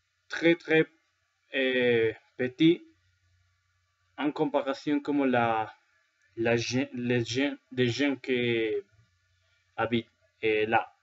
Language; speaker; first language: French; non-native, learner; Spanish